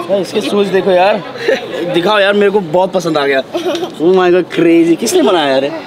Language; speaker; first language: Hindi; native; Hindi